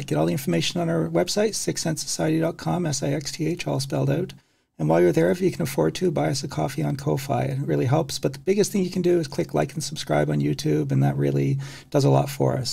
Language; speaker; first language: English; native; English